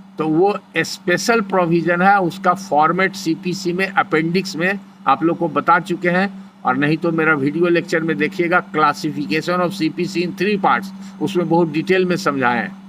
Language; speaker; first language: Hindi; native; Hindi